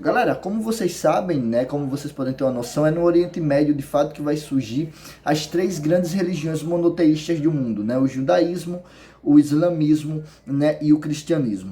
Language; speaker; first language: Portuguese; native; Portuguese